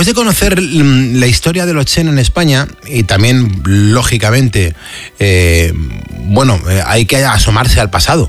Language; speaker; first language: Spanish; native; Spanish